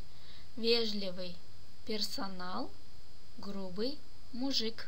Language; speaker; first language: Russian; non-native, fluent; Turkish